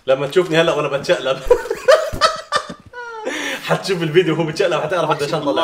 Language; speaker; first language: Arabic; native; Arabic